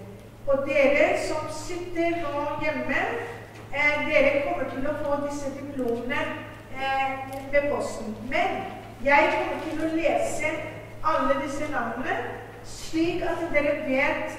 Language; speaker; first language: Norwegian; non-native, fluent; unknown